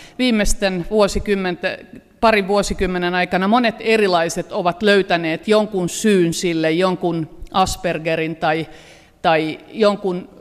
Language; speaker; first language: Finnish; native; Finnish